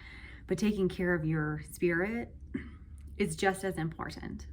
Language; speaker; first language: English; native; English